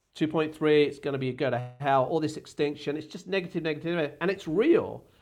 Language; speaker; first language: English; native; English